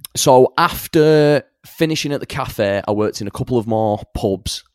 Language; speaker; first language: English; native; English